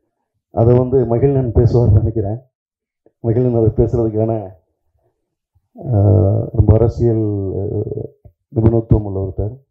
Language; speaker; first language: Tamil; native; Tamil